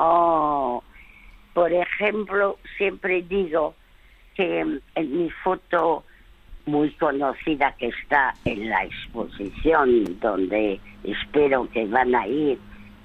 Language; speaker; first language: Spanish; early bilingual, other home language; French